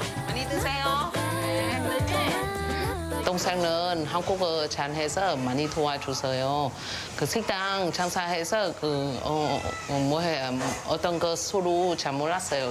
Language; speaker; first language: Korean; non-native, learner; Vietnamese